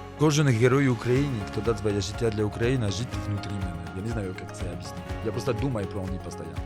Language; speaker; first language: Ukrainian; non-native, learner; French